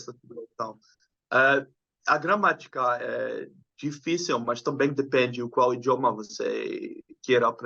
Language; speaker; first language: Portuguese; non-native, learner; Dutch